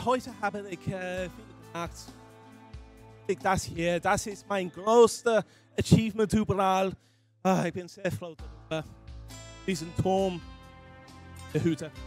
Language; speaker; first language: German; non-native, fluent; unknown